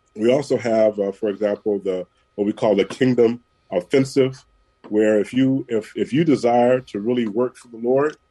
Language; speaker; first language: English; native; English